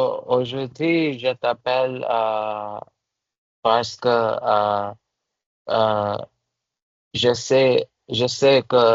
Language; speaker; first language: French; non-native, learner; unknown